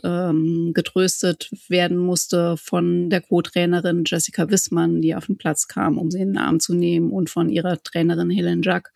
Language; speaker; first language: German; native; German